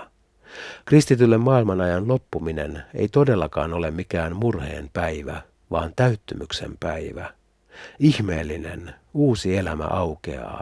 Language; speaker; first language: Finnish; native; Finnish